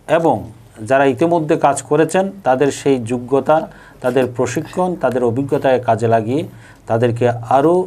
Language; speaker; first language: Bangla; native; Bangla